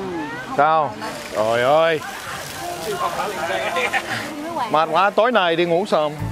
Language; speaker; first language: Vietnamese; non-native, learner; English